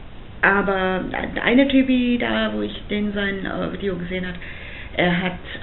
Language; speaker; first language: German; non-native, fluent; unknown